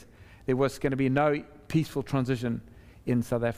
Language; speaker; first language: English; native; English